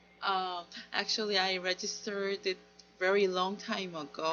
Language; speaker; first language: English; non-native, learner; Korean